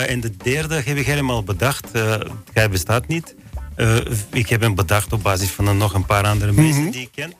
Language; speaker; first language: Dutch; non-native, fluent; Bulgarian